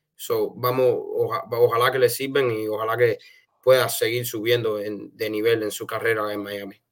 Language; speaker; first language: Spanish; early bilingual, heritage; Spanish